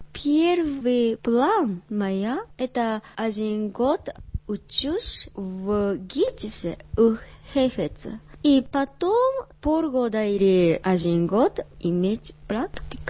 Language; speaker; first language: Russian; non-native, learner; Japanese